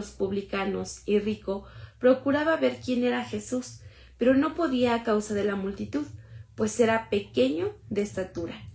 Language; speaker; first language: Spanish; native; Spanish